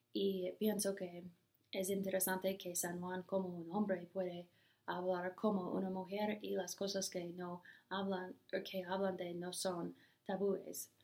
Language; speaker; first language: Spanish; non-native, learner; English